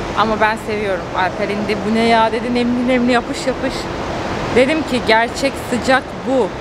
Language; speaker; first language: Turkish; early bilingual, heritage; Turkish